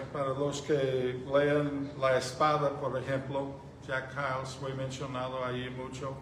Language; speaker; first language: Spanish; non-native, fluent; English